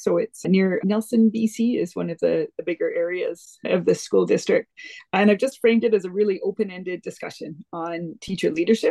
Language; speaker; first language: English; native; English